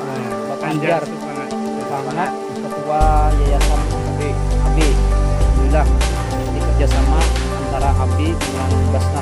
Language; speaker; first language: Indonesian; native; Indonesian